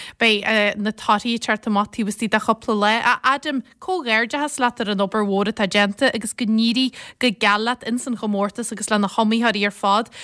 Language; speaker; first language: Irish; native; Irish